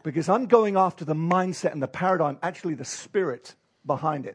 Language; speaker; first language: English; native; English